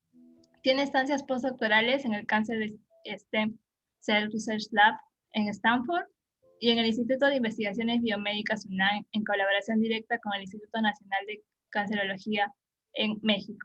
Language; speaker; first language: Spanish; native; Spanish